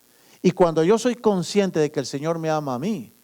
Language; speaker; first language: Spanish; native; Spanish